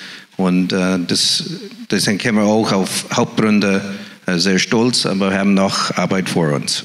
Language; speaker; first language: German; non-native, fluent; English